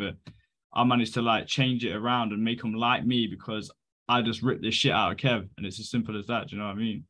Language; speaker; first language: English; native; English